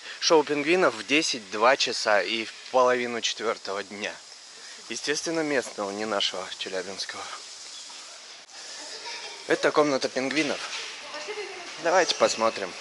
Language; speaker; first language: Russian; native; Russian